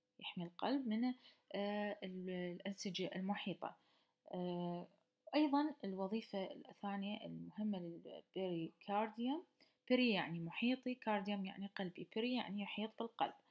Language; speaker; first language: Arabic; native; Arabic